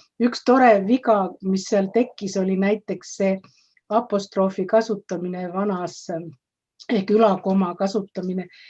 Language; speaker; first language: Estonian; native; Estonian